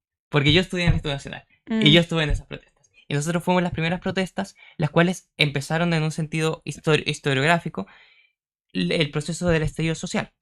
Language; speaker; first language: Spanish; native; Spanish